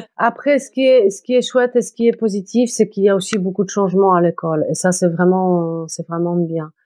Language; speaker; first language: French; non-native, fluent; Polish